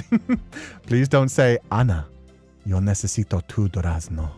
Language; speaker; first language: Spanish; non-native, learner; English